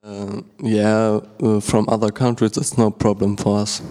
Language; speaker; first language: English; non-native, learner; German